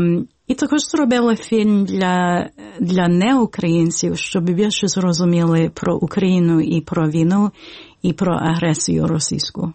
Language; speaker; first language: Ukrainian; early bilingual, heritage; Ukrainian